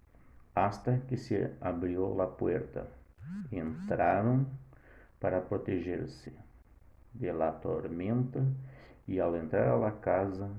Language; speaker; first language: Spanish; non-native, learner; Portuguese